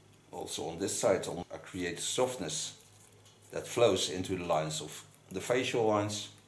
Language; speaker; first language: English; non-native, fluent; Dutch